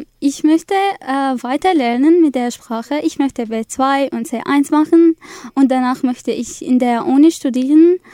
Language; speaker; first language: German; non-native, learner; Arabic